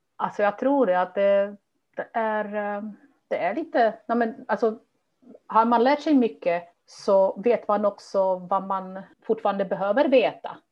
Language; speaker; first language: Swedish; non-native, fluent; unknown